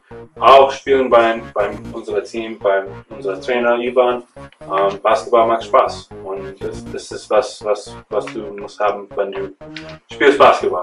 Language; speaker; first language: German; non-native, learner; English